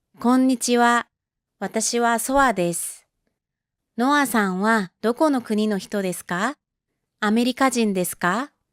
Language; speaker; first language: Japanese; non-native, fluent; Korean